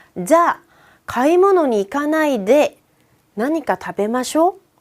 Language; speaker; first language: Japanese; non-native, fluent; Korean